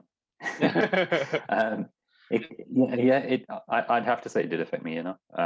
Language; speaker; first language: English; native; English